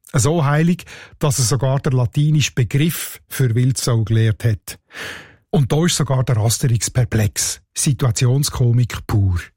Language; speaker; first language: German; native; German